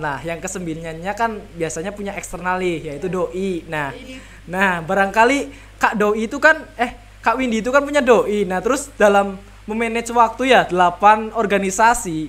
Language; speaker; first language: Indonesian; native; Indonesian